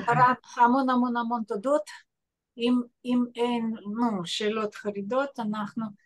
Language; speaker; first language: Hebrew; non-native, fluent; Russian